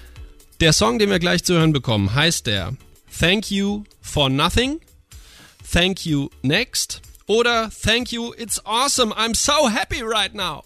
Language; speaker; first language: German; native; German